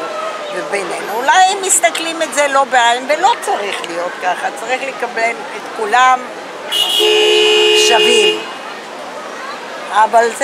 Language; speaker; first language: Hebrew; non-native, fluent; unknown